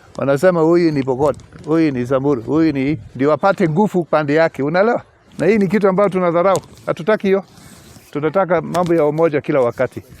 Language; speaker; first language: Swahili; non-native, local second language; English